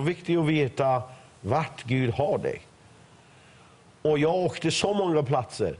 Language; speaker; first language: Swedish; non-native, fluent; Persian